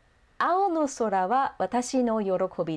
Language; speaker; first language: Japanese; non-native, fluent; English